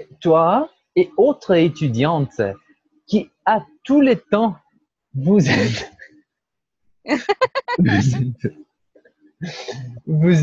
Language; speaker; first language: French; non-native, fluent; Portuguese